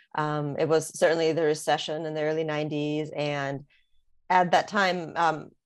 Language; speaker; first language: English; early bilingual, other home language; Russian